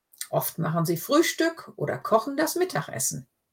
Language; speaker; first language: German; native; German